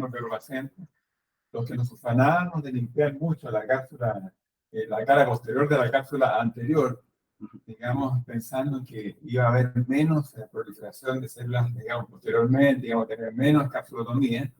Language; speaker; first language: Spanish; native; Spanish